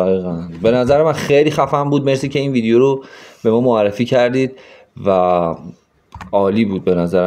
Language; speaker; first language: Persian; native; Persian